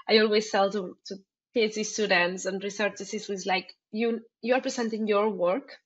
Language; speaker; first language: English; non-native, fluent; Spanish